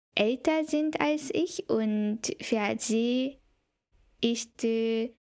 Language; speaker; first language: German; non-native, fluent; Japanese